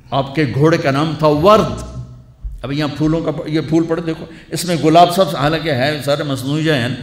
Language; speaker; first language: Urdu; non-native, local second language; Punjabi